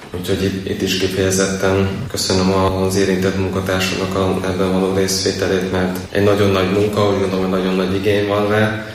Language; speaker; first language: Hungarian; native; Hungarian